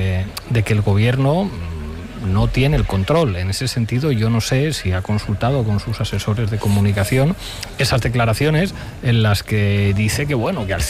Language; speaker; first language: Spanish; native; Spanish